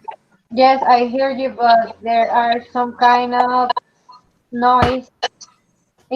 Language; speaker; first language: English; non-native, learner; Spanish